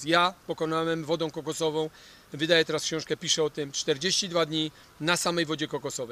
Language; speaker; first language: Polish; native; Polish